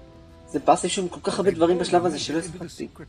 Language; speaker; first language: Hebrew; native; Hebrew